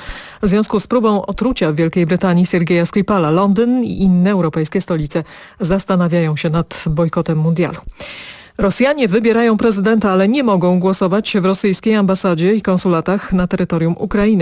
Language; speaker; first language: Polish; native; Polish